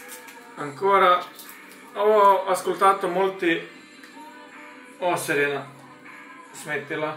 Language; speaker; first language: Italian; non-native, learner; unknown